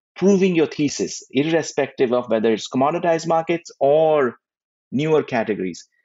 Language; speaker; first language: English; non-native, local second language; Hindi